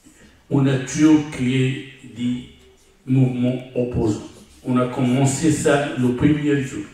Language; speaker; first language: French; non-native, learner; Arabic